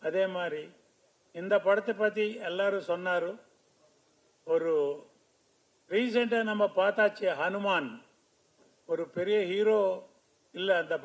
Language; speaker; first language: Tamil; non-native, learner; Telugu